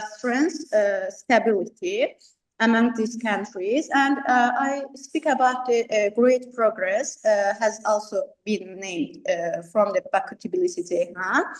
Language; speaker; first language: English; non-native, learner; Azerbaijani